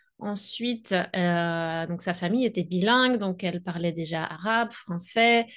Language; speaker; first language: French; native; French